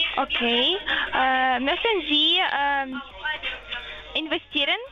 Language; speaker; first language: German; non-native, learner; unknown